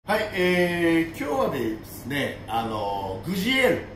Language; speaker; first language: Japanese; native; Japanese